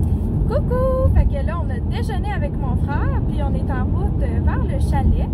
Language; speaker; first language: French; native; French